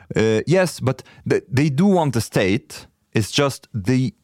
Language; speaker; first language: English; non-native, fluent; Arabic